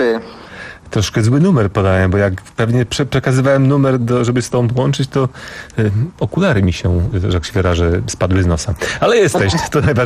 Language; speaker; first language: Polish; native; Polish